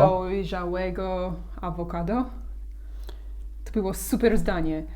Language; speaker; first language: Polish; non-native, learner; English